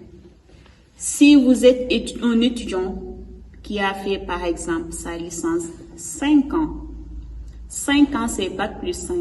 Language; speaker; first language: French; non-native, local second language; Wolof